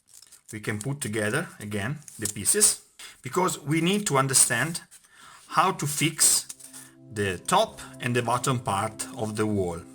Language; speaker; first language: English; non-native, fluent; Italian